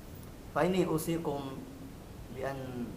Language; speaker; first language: Arabic; non-native, learner; Indonesian